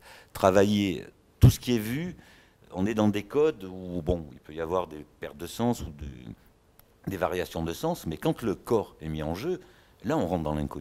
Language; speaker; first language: French; native; French